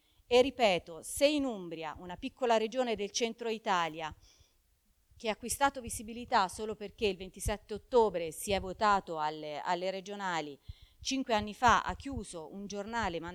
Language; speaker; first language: Italian; native; Italian